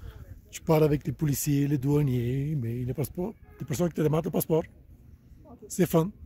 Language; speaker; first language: French; non-native, learner; Bulgarian